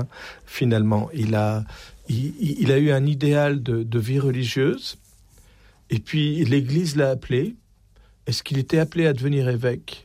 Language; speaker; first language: French; native; French